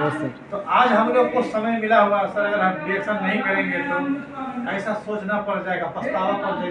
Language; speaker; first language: Hindi; non-native, learner; Nepali